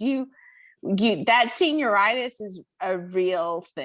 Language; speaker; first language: English; native; English